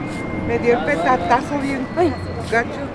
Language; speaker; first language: Spanish; native; Spanish